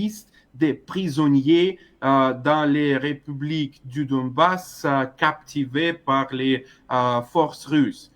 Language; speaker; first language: French; non-native, fluent; Russian